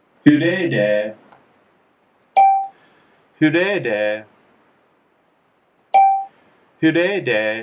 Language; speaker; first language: Swedish; non-native, learner; English